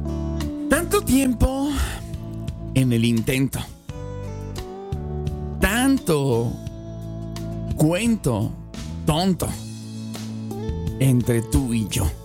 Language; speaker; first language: Spanish; native; Spanish